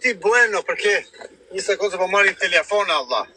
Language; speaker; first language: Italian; non-native, fluent; Albanian